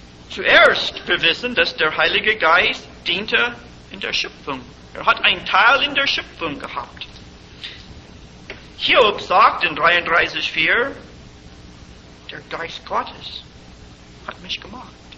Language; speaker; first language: German; non-native, fluent; English